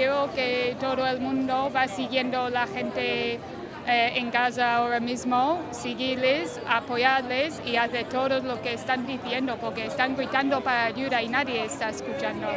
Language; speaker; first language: Spanish; non-native, fluent; English